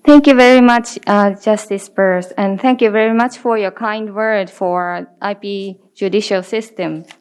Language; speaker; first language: English; non-native, fluent; Japanese